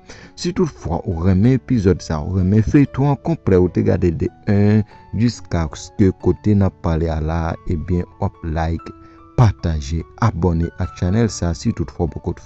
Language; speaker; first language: French; non-native, local second language; Haitian Creole